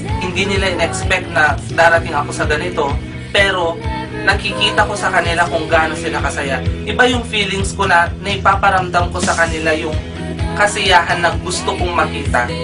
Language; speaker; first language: Filipino; non-native, local second language; Iloko